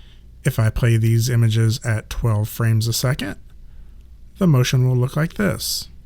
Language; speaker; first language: English; native; English